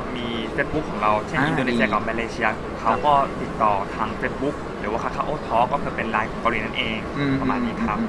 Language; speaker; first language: Thai; non-native, fluent; Korean